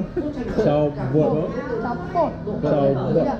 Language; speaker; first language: Vietnamese; non-native, learner; English